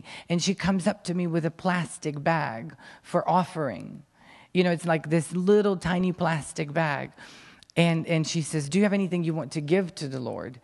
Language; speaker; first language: English; non-native, fluent; Ukrainian